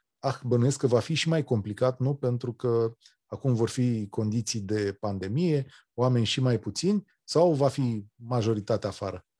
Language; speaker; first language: Romanian; native; Romanian